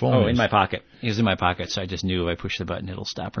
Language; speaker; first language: English; native; English